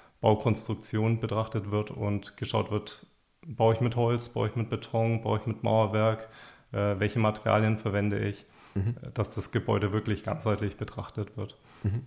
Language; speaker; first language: German; native; German